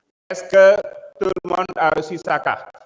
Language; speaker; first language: French; non-native, local second language; Wolof